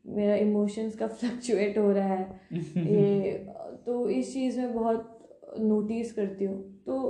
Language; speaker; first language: Hindi; non-native, local second language; Bangla